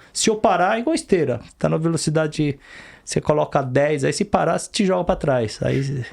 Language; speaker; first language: Portuguese; early bilingual, other home language; Korean